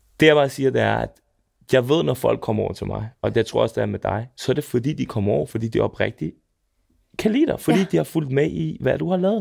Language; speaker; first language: Danish; early bilingual, other home language; Serbian